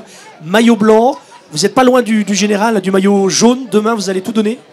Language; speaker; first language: French; native; French